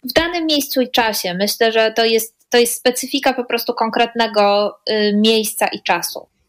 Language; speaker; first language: Polish; native; Polish